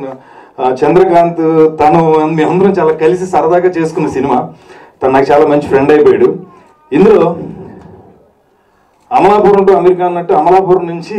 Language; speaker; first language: Telugu; native; Telugu